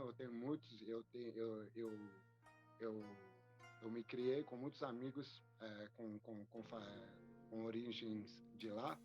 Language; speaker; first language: Portuguese; non-native, fluent; French